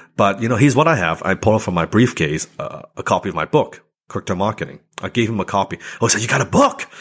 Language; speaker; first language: English; non-native, local second language; Cantonese